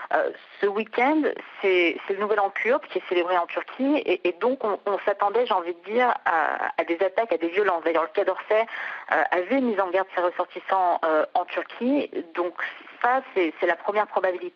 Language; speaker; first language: French; native; French